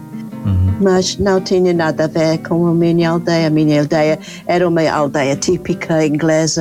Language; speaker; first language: Portuguese; non-native, fluent; English